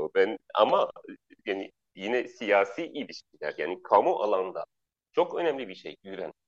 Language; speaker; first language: Turkish; non-native, learner; Arabic